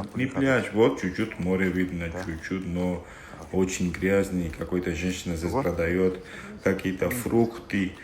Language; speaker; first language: Russian; non-native, learner; Georgian